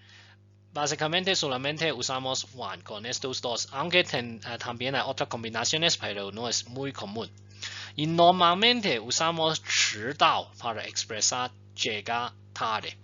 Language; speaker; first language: Spanish; non-native, fluent; Chinese